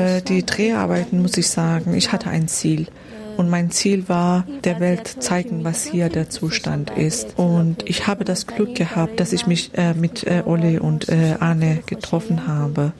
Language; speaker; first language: German; non-native, fluent; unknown